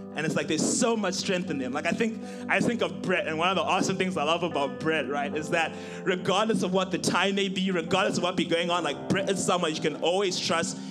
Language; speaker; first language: English; non-native, local second language; Shona